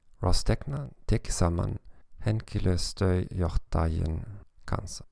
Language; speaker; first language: Finnish; non-native, fluent; German